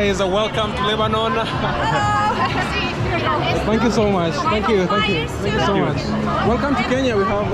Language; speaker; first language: English; non-native, local second language; Swahili